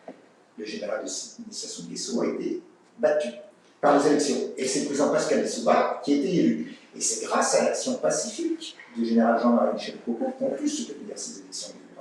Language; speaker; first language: French; native; French